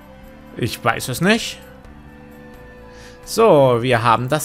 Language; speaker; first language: German; native; German